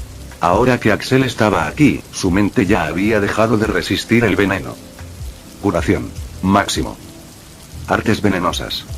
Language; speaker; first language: Spanish; native; Spanish